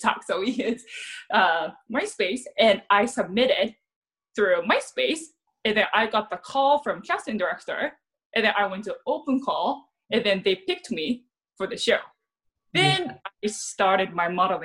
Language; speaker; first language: English; non-native, fluent; Japanese